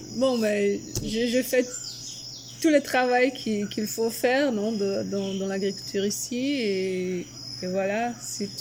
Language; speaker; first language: French; non-native, fluent; Portuguese